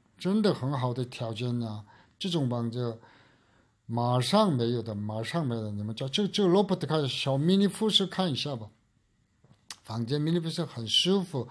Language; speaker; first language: Chinese; native; Chinese